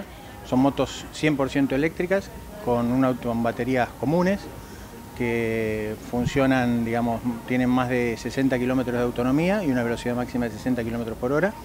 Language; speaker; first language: Spanish; native; Spanish